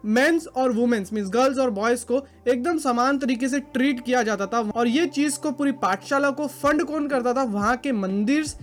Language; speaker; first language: Hindi; native; Hindi